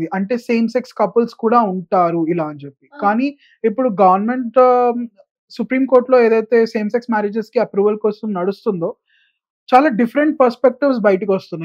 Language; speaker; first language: Telugu; native; Telugu